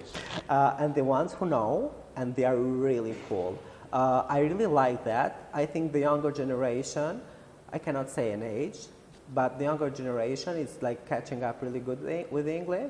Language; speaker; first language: English; non-native, fluent; Albanian